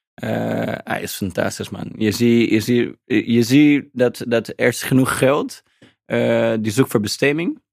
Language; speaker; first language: Dutch; non-native, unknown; Portuguese